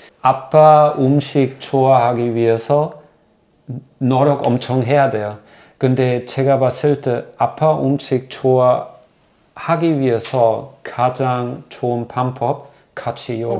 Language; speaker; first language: Korean; non-native, fluent; German